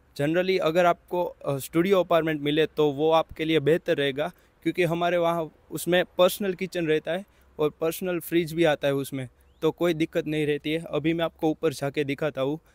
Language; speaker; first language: Hindi; non-native, local second language; Gujarati